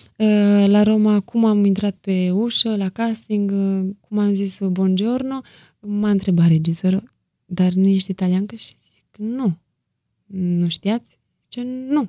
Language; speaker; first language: Romanian; native; Romanian